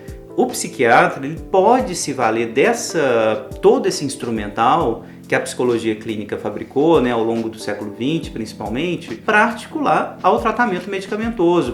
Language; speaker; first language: Portuguese; native; Portuguese